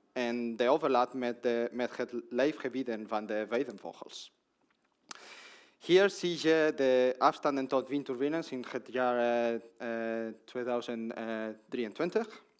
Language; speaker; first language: Dutch; non-native, learner; Spanish